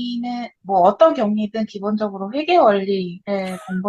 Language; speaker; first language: Korean; native; Korean